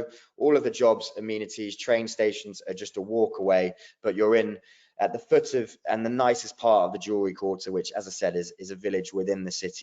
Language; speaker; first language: English; native; English